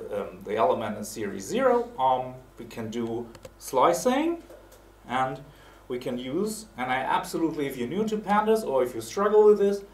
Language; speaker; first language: English; non-native, fluent; German